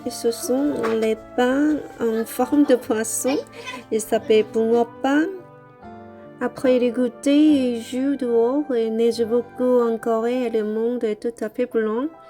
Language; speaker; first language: French; non-native, learner; Korean